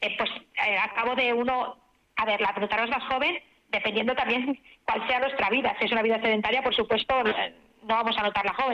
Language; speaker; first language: Spanish; native; Spanish